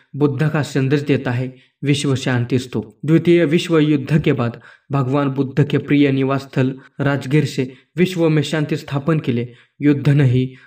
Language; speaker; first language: Hindi; non-native, local second language; Marathi